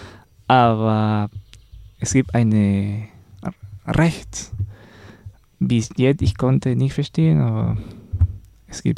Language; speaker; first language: German; non-native, learner; Spanish